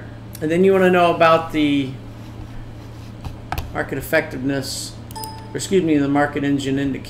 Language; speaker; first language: English; native; English